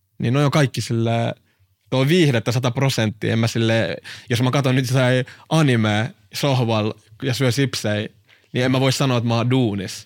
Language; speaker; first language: Finnish; early bilingual, other home language; Arabic